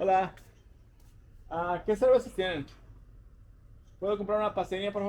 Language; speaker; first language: Spanish; non-native, learner; English